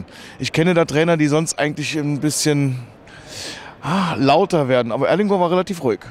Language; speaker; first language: German; native; German